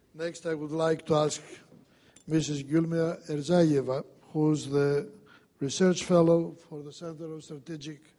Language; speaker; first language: English; non-native, fluent; Greek